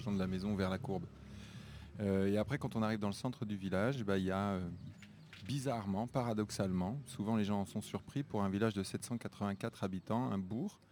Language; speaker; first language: French; native; French